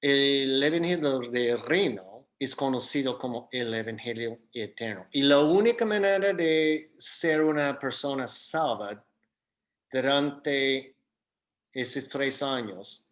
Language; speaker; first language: Spanish; non-native, fluent; English